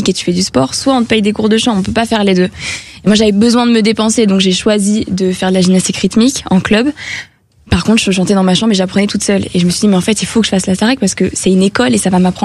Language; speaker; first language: French; native; French